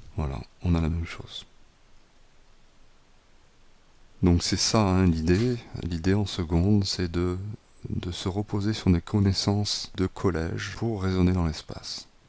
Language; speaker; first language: French; native; French